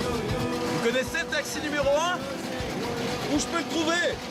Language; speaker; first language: French; native; French